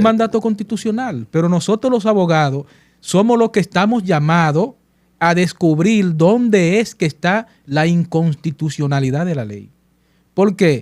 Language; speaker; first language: Spanish; native; Spanish